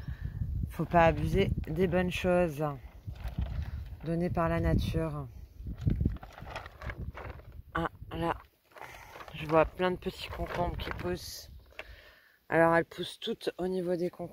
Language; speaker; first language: French; native; French